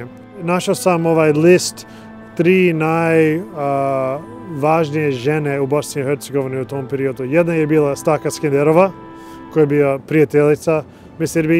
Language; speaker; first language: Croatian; non-native, learner; English